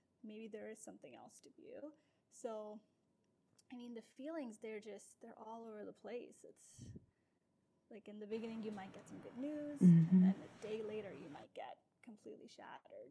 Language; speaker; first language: English; non-native, local second language; Urdu